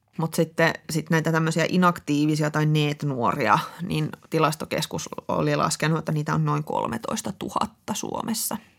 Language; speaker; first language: Finnish; native; Finnish